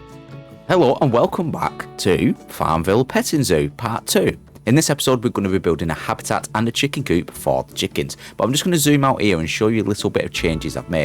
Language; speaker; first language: English; native; English